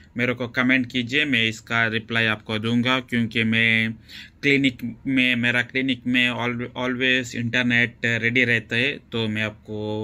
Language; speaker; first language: Hindi; non-native, local second language; Kannada